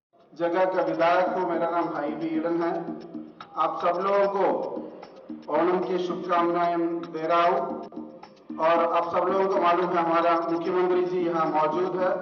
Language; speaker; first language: Hindi; non-native, local second language; Malayalam